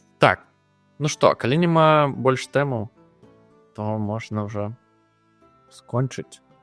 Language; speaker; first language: Belarusian; non-native, local second language; Russian